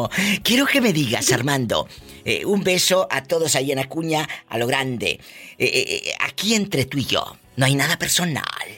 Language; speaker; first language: Spanish; native; Spanish